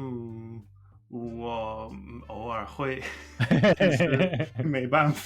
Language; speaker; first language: Chinese; non-native, fluent; English